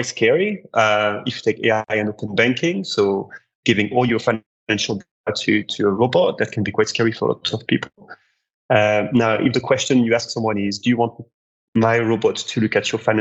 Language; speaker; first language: English; non-native, fluent; French